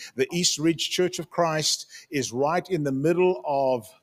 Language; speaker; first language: English; native; English